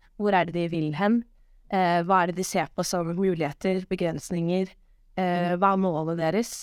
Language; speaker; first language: Norwegian; native; Norwegian